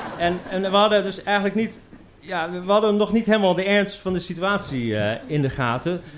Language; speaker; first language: Dutch; native; Dutch